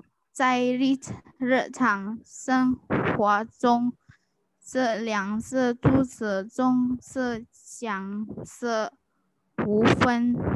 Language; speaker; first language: Chinese; non-native, learner; Indonesian